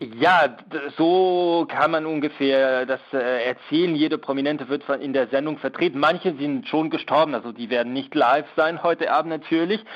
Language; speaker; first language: German; non-native, local second language; French